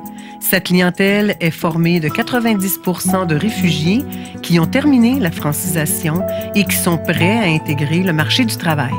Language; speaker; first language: French; native; French